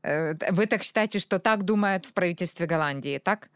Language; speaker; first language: Russian; native; Russian